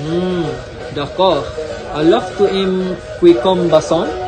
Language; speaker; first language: French; non-native, learner; Malay